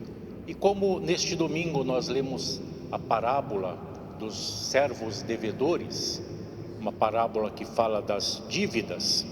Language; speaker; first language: Portuguese; native; Portuguese